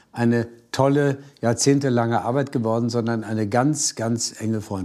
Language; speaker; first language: German; native; German